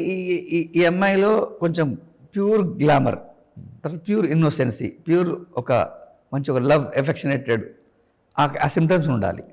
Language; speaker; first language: Telugu; native; Telugu